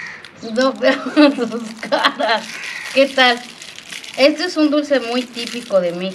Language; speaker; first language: Spanish; native; Spanish